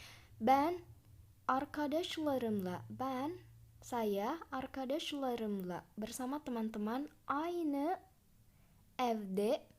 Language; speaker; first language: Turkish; non-native, fluent; Indonesian